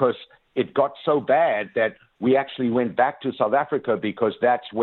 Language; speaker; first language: English; native; English